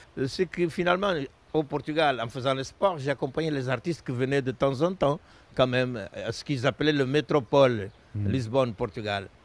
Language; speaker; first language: French; non-native, fluent; Portuguese